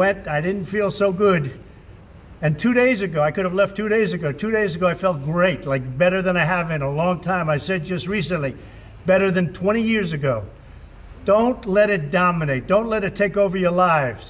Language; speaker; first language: English; native; English